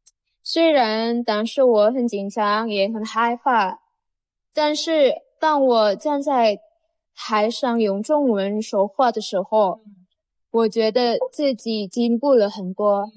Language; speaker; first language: Chinese; non-native, learner; Indonesian